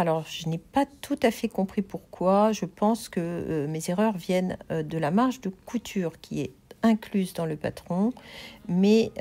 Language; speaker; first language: French; native; French